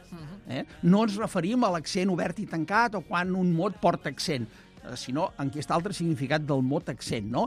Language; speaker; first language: Catalan; native; Catalan